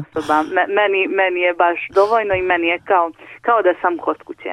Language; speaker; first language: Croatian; non-native, local second language; Hungarian